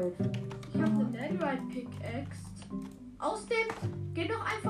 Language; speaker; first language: German; native; German